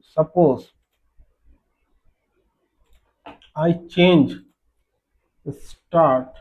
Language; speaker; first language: English; non-native, local second language; Hindi